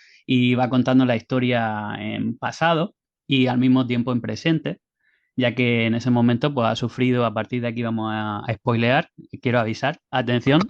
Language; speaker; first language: Spanish; native; Spanish